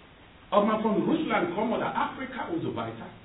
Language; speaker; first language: German; non-native, learner; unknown